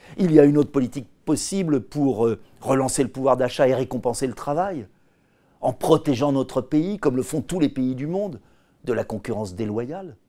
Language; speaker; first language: French; native; French